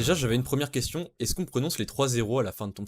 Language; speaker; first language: French; native; French